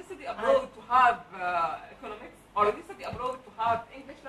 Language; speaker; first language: English; non-native, learner; Arabic